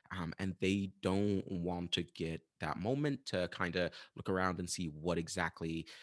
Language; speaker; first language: English; non-native, fluent; Arabic